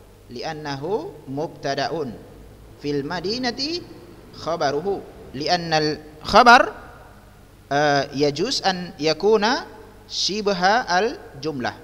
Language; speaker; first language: Arabic; non-native, fluent; Indonesian